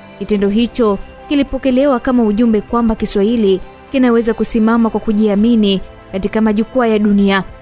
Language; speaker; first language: Swahili; native; Swahili